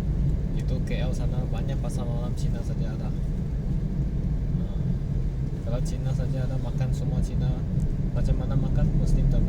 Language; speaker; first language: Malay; non-native, local second language; Chinese